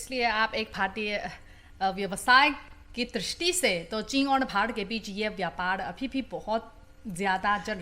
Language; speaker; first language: Hindi; non-native, fluent; Chinese